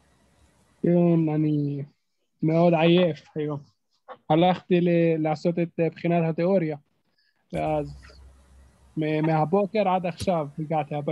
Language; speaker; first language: Hebrew; non-native, local second language; Arabic